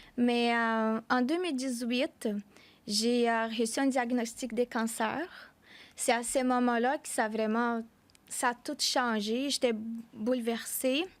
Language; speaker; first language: French; non-native, fluent; Portuguese